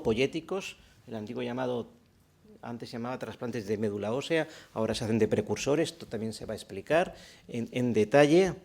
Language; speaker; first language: Spanish; native; Spanish